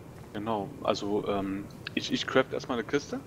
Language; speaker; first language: German; native; German